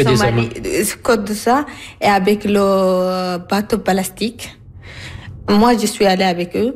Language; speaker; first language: French; non-native, learner; Arabic